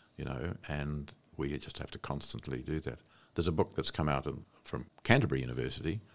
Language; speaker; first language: English; native; English